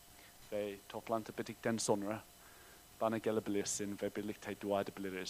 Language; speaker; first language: Turkish; non-native, fluent; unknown